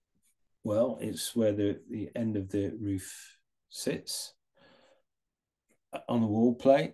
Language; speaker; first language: English; native; English